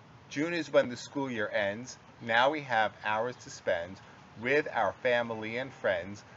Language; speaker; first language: English; native; English